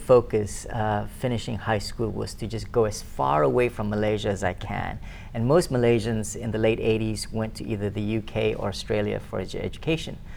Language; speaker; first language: English; non-native, local second language; Malay